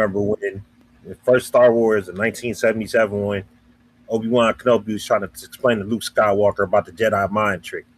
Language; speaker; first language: English; native; English